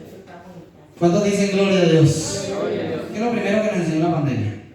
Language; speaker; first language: Spanish; native; Spanish